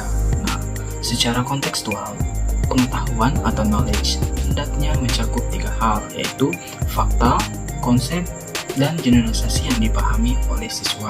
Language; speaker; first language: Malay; non-native, local second language; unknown